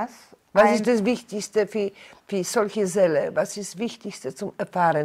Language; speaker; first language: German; non-native, learner; Polish